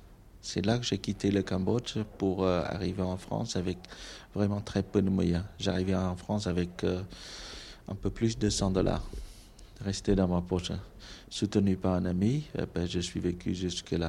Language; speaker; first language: French; non-native, local second language; Khmer